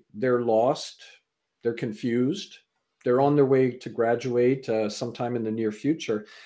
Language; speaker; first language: English; native; English